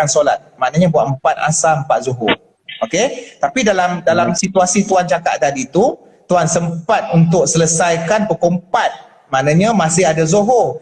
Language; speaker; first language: Malay; native; Malay